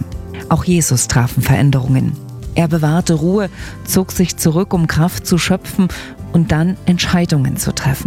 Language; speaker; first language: German; native; German